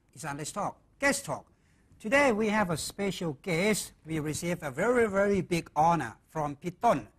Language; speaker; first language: English; non-native, fluent; Thai